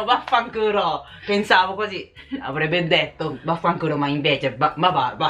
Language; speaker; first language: Italian; non-native, learner; Japanese